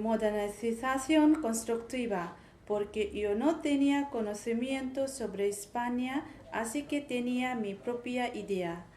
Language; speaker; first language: Spanish; non-native, learner; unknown